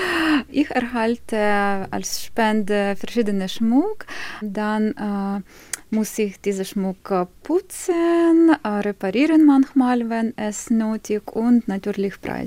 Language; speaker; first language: German; non-native, learner; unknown